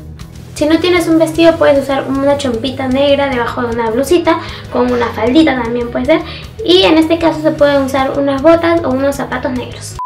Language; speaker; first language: Spanish; native; Spanish